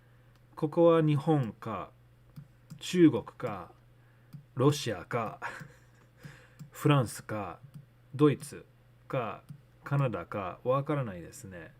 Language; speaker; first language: Japanese; non-native, learner; English